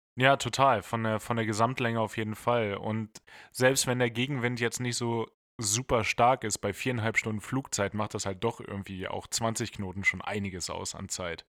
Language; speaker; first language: German; native; German